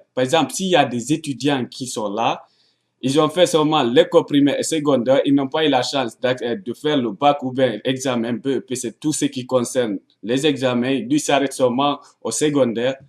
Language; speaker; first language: French; non-native, local second language; Arabic